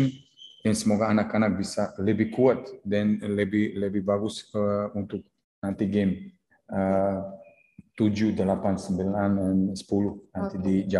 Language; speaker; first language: Indonesian; non-native, fluent; Serbian